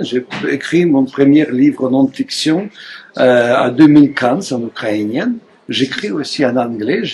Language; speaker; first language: French; non-native, fluent; Russian